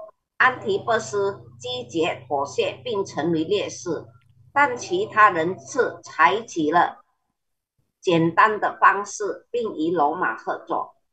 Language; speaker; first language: Chinese; early bilingual, heritage; Chinese